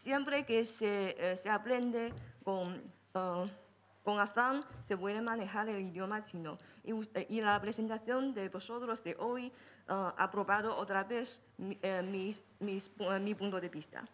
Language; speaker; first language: Spanish; non-native, fluent; Chinese